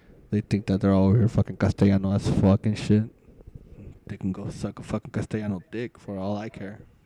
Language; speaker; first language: English; early bilingual, other home language; Spanish